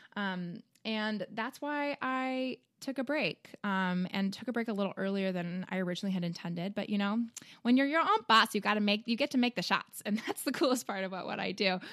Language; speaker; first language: English; native; English